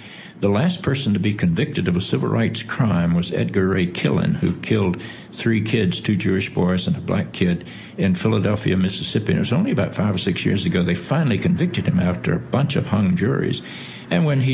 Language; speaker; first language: English; native; English